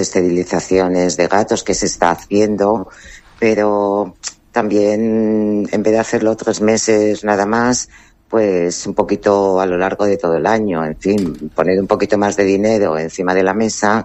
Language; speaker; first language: Spanish; native; Spanish